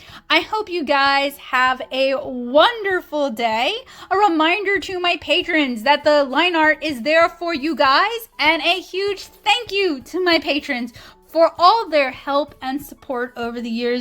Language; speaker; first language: English; native; English